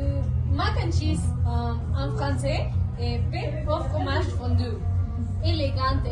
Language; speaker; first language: French; non-native, learner; Spanish